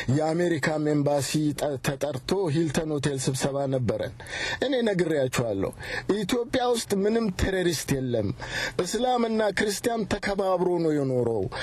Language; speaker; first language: Amharic; native; Amharic